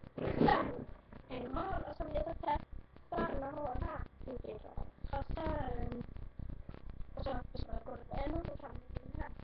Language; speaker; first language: Danish; native; Danish